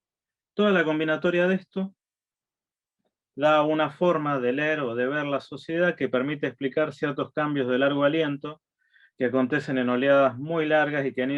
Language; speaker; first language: Spanish; native; Spanish